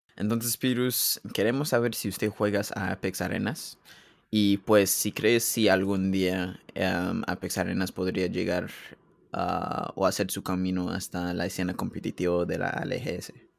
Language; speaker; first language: Spanish; early bilingual, heritage; Spanish